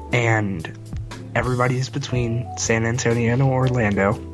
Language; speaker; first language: English; native; English